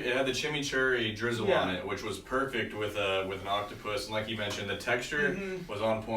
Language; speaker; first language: English; native; English